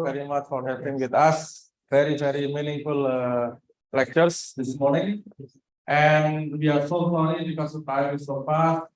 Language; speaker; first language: English; non-native, learner; Indonesian